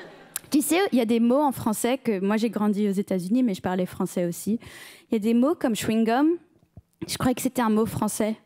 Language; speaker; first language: French; early bilingual, heritage; French